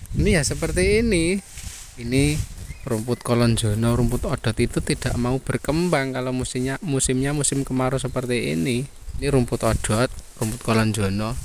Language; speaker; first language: Indonesian; non-native, local second language; Javanese